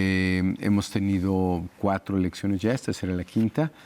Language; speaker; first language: Spanish; native; Spanish